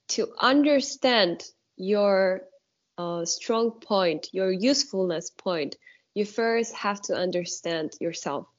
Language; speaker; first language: English; non-native, fluent; Polish